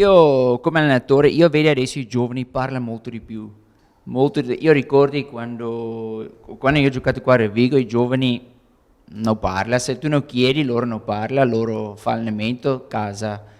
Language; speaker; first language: Italian; non-native, learner; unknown